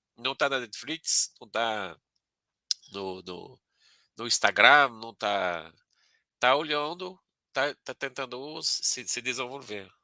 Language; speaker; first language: Portuguese; non-native, fluent; French